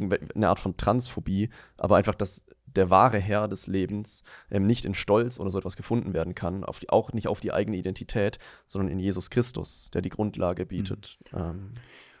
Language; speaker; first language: German; native; German